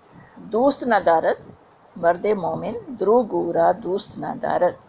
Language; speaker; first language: Persian; non-native, fluent; Urdu